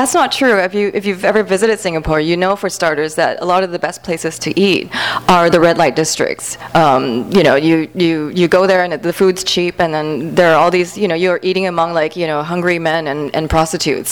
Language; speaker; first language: English; native; English